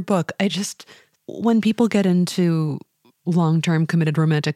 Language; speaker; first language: English; native; English